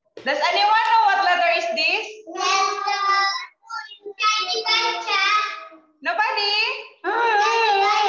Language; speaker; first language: English; non-native, learner; Indonesian